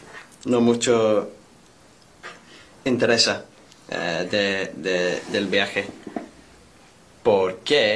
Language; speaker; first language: Spanish; non-native, learner; English